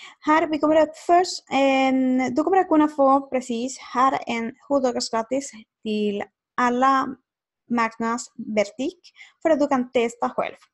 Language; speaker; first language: Swedish; non-native, learner; Spanish